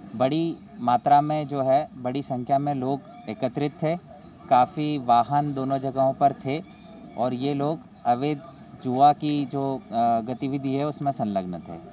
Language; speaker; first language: Hindi; native; Hindi